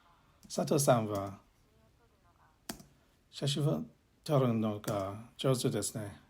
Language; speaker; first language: Japanese; non-native, learner; English